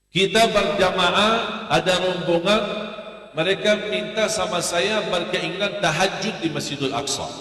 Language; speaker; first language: Malay; non-native, fluent; Arabic